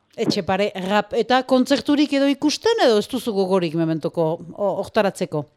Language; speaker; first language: Basque; native; Basque